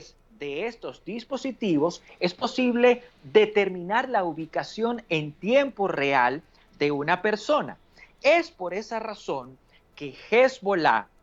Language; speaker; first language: Spanish; native; Spanish